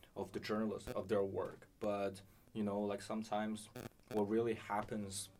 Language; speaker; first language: English; non-native, fluent; Chinese